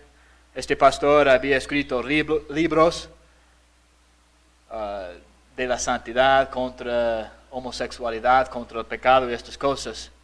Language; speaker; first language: Spanish; non-native, fluent; English